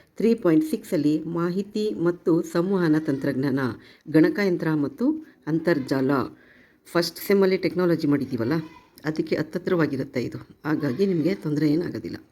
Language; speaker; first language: Kannada; native; Kannada